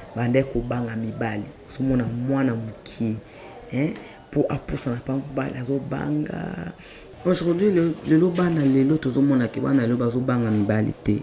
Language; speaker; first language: Lingala; non-native, local second language; Mongo